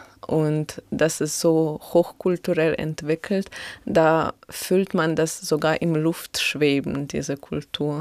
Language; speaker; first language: German; non-native, fluent; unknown